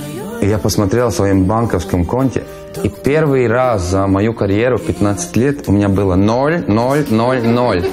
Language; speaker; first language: Russian; non-native, fluent; Latvian